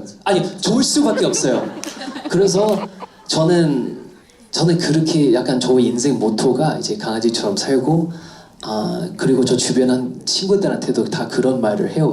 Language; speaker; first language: Korean; non-native, fluent; English